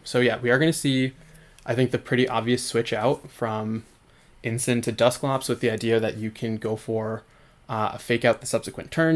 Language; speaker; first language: English; native; English